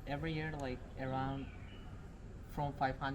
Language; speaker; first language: English; non-native, fluent; Uzbek